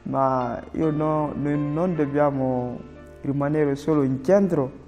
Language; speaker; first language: Italian; non-native, learner; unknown